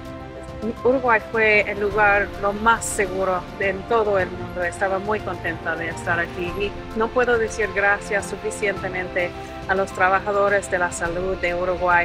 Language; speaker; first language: Spanish; non-native, fluent; English